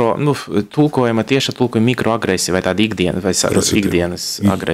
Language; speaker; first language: Latvian; non-native, local second language; Russian